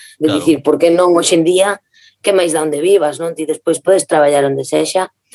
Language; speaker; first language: Galician; native; Galician